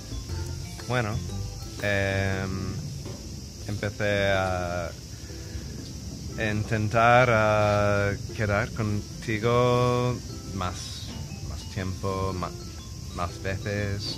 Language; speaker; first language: Spanish; non-native, learner; English